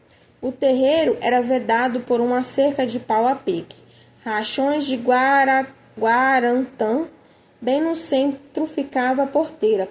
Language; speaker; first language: Portuguese; native; Portuguese